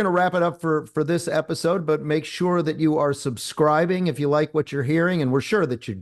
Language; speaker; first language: English; native; English